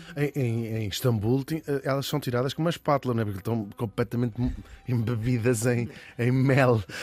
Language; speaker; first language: Portuguese; native; Portuguese